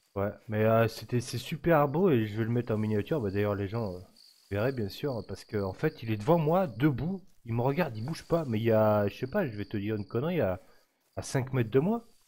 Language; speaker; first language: French; native; French